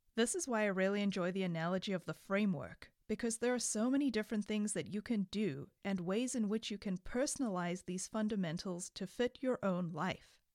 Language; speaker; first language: English; native; English